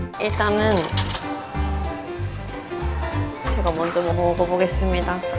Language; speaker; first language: Korean; non-native, fluent; Swedish